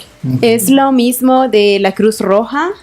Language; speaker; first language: Spanish; native; Spanish